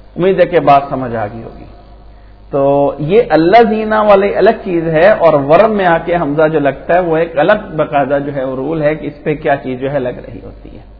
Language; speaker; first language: Urdu; non-native, local second language; Punjabi